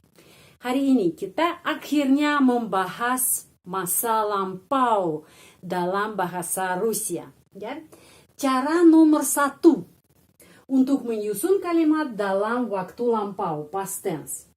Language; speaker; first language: Indonesian; non-native, fluent; Russian